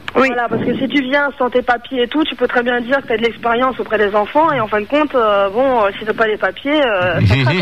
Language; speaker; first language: French; native; French